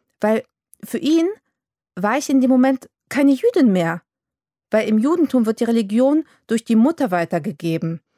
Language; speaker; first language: German; early bilingual, other home language; Polish